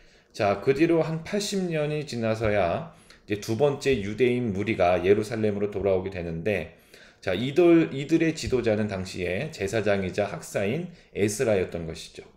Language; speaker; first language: Korean; native; Korean